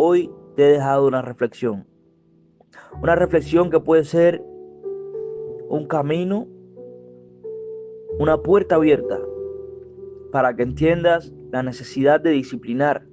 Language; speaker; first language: Spanish; native; Spanish